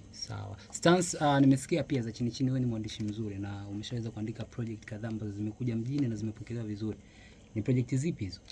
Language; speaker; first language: Swahili; native; Swahili